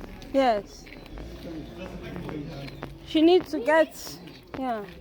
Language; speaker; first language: English; non-native, local second language; Igbo